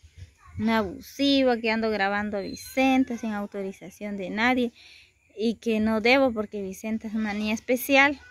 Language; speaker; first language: Spanish; native; Spanish